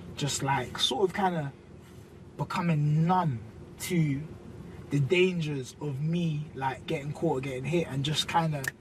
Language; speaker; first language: English; native; English